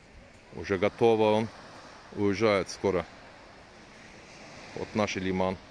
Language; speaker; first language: Russian; non-native, learner; Turkish